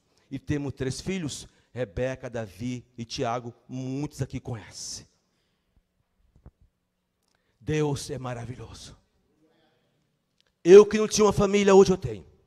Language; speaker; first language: Portuguese; native; Portuguese